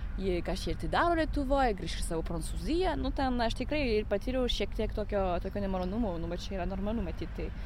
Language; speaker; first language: Lithuanian; non-native, fluent; French